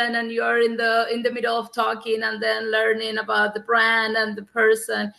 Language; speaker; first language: English; non-native, fluent; Spanish